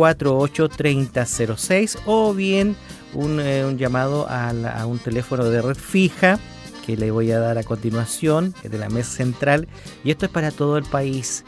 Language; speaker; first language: Spanish; native; Spanish